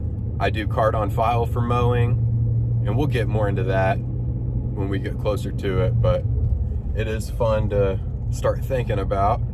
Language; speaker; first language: English; native; English